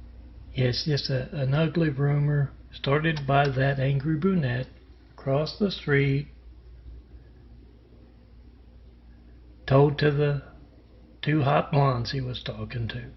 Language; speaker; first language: English; native; English